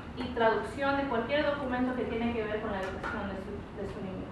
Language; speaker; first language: Spanish; early bilingual, other home language; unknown